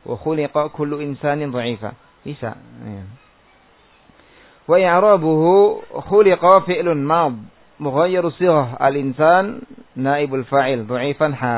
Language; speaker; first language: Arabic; non-native, fluent; Indonesian